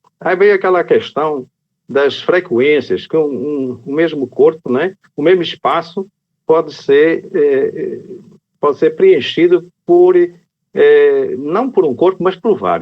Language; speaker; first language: Portuguese; native; Portuguese